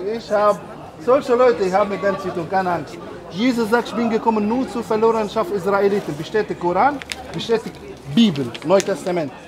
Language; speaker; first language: German; non-native, learner; Arabic